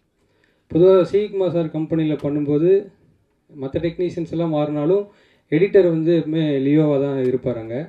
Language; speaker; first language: Tamil; native; Tamil